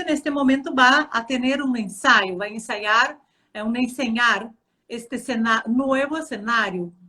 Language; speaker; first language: Spanish; non-native, fluent; Portuguese